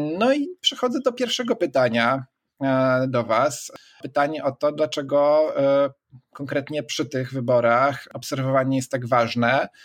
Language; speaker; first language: Polish; native; Polish